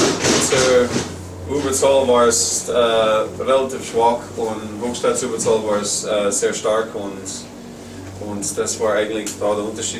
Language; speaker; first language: German; non-native, learner; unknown